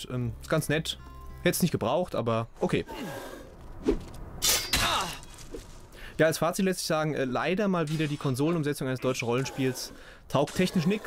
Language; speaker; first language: German; native; German